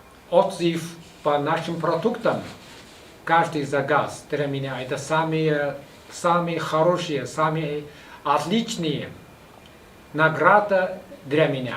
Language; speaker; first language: Russian; non-native, fluent; Chinese